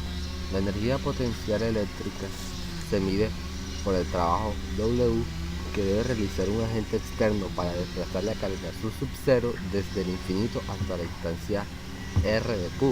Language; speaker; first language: Spanish; native; Spanish